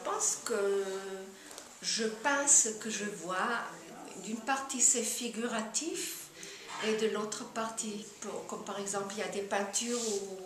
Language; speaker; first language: French; non-native, fluent; German